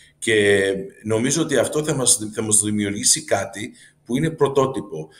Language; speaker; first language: Greek; early bilingual, heritage; Greek